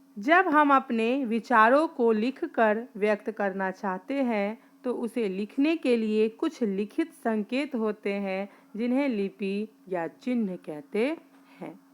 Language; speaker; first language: Hindi; native; Hindi